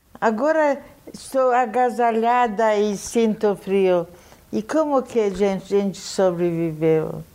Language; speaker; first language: Portuguese; non-native, fluent; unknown